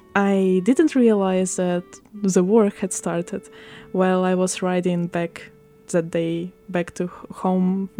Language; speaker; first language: English; non-native, fluent; Russian